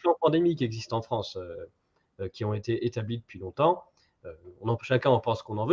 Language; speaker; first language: French; native; French